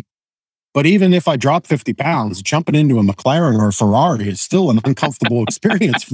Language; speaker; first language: English; native; English